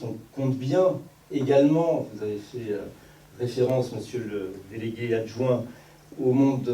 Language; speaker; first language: French; native; French